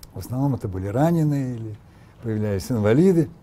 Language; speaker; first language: Russian; native; Russian